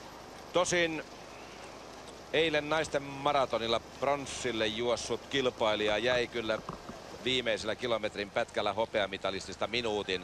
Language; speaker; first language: Finnish; native; Finnish